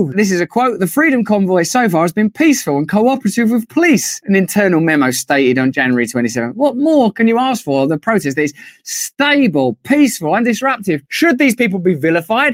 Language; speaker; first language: English; native; English